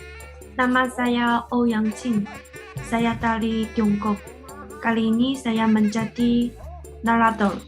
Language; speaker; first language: Indonesian; non-native, learner; Chinese